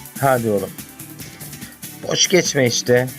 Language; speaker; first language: Turkish; native; Turkish